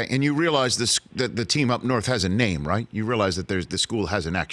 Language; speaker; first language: English; native; English